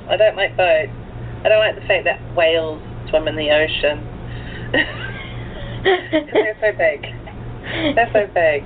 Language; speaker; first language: English; native; English